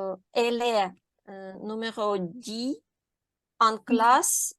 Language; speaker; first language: French; non-native, learner; Ukrainian